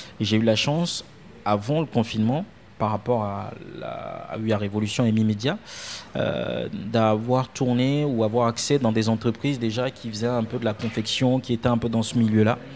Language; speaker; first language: French; non-native, local second language; Ewe